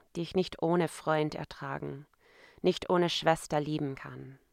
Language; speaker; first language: German; non-native, fluent; English